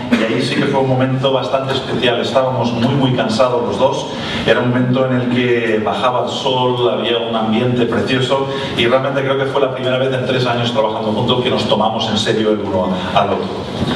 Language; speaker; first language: Spanish; native; Spanish